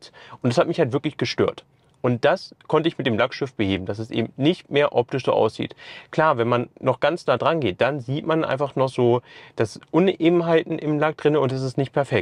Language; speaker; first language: German; native; German